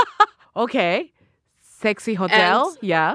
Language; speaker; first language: English; non-native, learner; Japanese